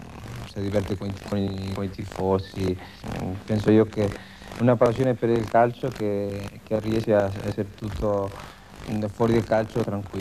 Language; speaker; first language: Italian; non-native, fluent; Spanish